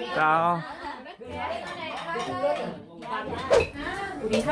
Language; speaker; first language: Korean; non-native, learner; Vietnamese